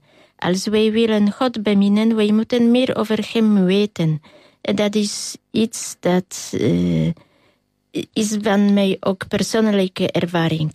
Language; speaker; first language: Dutch; non-native, fluent; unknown